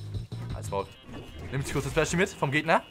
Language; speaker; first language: German; native; German